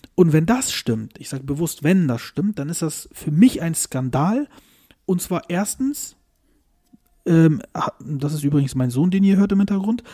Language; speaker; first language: German; early bilingual, other home language; Turkish